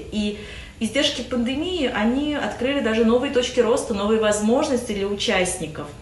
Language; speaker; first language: Russian; native; Russian